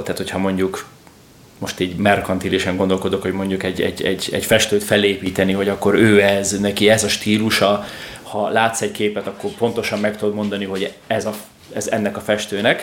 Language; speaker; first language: Hungarian; native; Hungarian